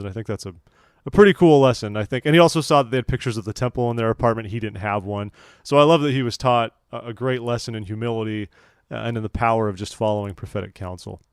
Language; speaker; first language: English; native; English